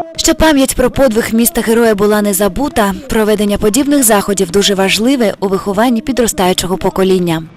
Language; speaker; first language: Ukrainian; native; Ukrainian